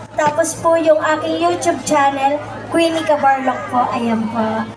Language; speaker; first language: Filipino; native; Filipino